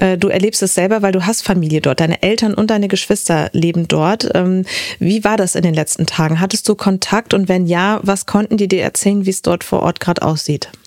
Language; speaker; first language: German; native; German